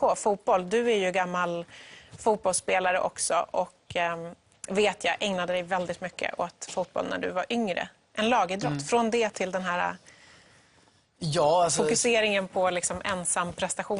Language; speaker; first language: Swedish; native; Swedish